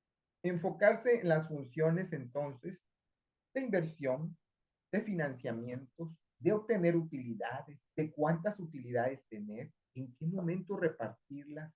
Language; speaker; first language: Spanish; native; Spanish